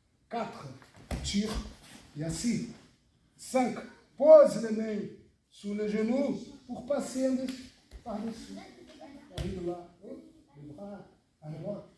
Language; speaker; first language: French; non-native, fluent; Portuguese